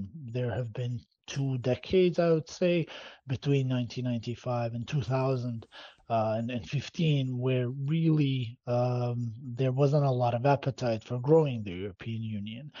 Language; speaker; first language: English; non-native, fluent; Bosnian